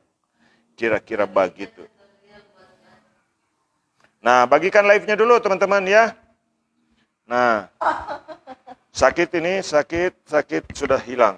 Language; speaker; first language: Indonesian; native; Indonesian